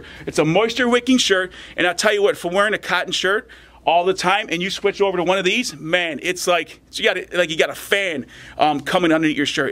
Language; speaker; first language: English; native; English